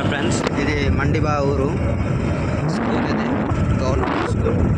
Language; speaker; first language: Telugu; native; Telugu